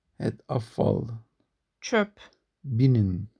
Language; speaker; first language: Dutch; non-native, learner; Turkish